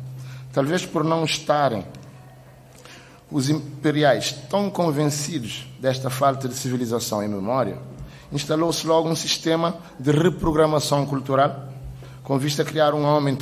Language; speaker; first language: Portuguese; non-native, local second language; Kabuverdianu